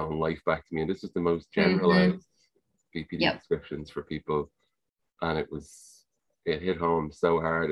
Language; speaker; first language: English; native; English